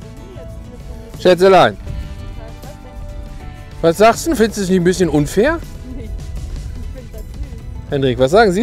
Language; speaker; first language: German; native; German